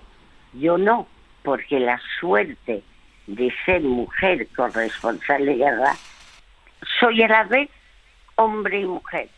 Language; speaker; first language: Spanish; early bilingual, other home language; French